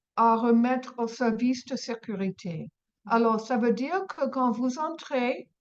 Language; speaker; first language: French; non-native, learner; English